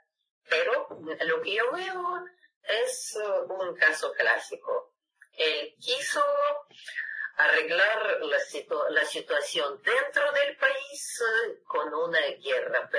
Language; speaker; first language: Spanish; non-native, fluent; Russian